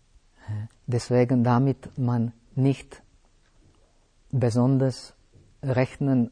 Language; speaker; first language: German; non-native, fluent; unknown